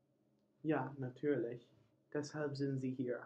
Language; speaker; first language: German; non-native, learner; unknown